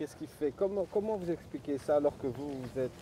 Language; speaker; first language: French; native; French